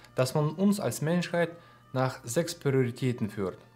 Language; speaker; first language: German; non-native, fluent; Russian